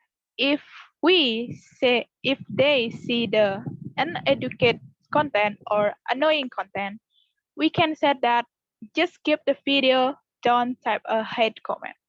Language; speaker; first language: English; non-native, learner; Indonesian